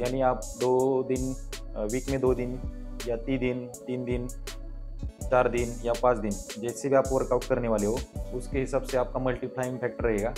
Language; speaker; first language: Hindi; non-native, local second language; Marathi